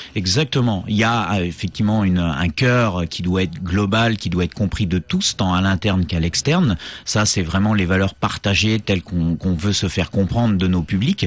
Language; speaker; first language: French; native; French